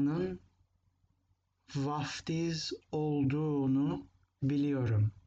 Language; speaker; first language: Turkish; non-native, fluent; English